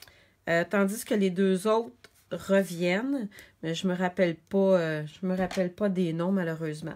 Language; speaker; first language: French; native; French